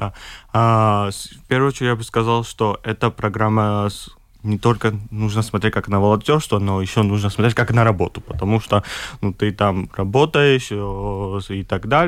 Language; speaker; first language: Russian; non-native, fluent; Georgian